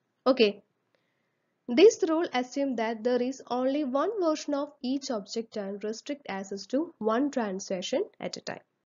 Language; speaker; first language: English; non-native, local second language; Malayalam